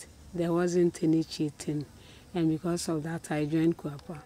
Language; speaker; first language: English; non-native, local second language; Akan